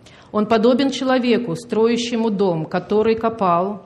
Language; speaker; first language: Russian; native; Russian